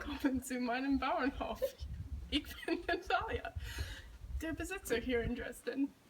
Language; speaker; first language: German; non-native, learner; English